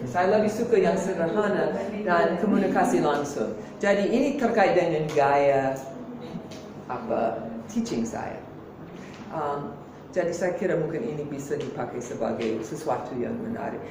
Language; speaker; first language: Indonesian; non-native, fluent; English